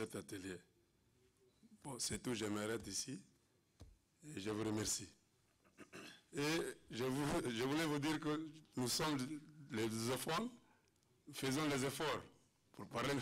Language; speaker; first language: French; non-native, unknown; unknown